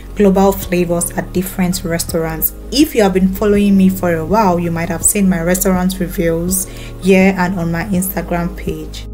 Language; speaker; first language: English; non-native, local second language; Yoruba